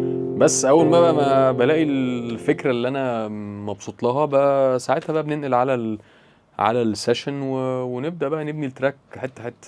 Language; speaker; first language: Arabic; native; Arabic